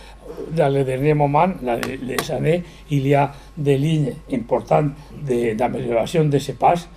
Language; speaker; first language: French; non-native, learner; Spanish